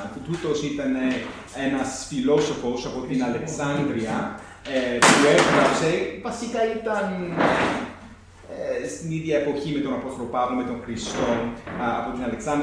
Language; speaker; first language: Greek; non-native, fluent; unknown